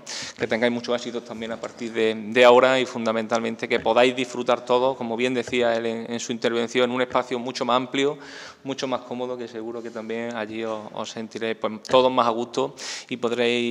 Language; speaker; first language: Spanish; native; Spanish